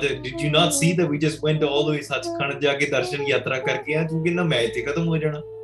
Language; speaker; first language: English; early bilingual, other home language; Punjabi